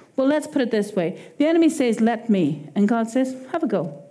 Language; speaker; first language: English; native; English